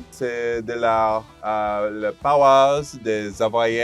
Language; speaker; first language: French; non-native, local second language; English